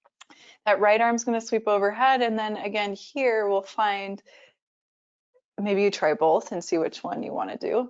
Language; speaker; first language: English; native; English